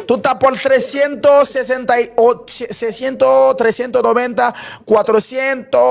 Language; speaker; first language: Spanish; non-native, learner; Haitian Creole